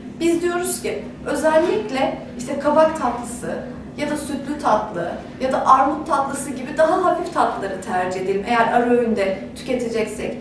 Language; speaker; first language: Turkish; native; Turkish